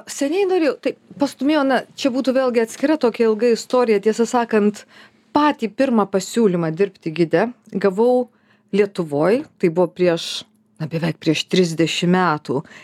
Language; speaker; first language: Lithuanian; native; Lithuanian